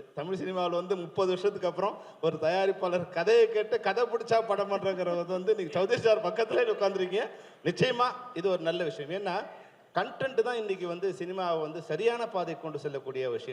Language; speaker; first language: Tamil; native; Tamil